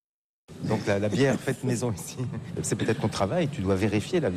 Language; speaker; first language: French; native; French